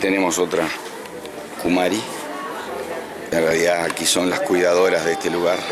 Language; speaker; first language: Spanish; native; Spanish